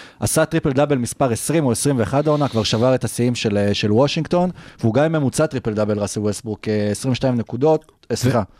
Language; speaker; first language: Hebrew; native; Hebrew